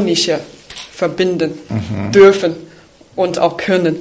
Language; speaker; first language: German; non-native, fluent; Chinese